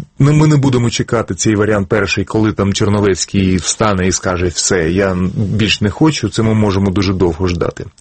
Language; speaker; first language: Ukrainian; native; Ukrainian